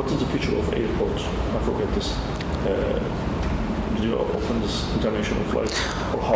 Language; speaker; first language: English; non-native, learner; Turkish